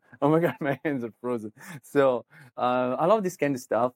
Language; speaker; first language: English; non-native, fluent; Italian